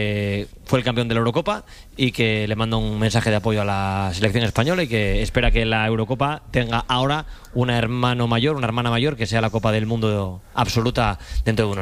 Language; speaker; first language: Spanish; non-native, learner; Portuguese